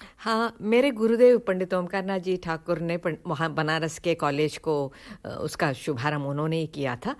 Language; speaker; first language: Hindi; non-native, local second language; Tamil